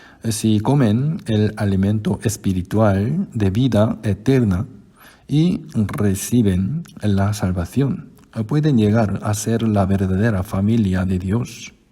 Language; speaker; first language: Spanish; non-native, fluent; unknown